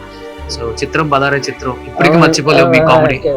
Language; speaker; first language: Telugu; native; Telugu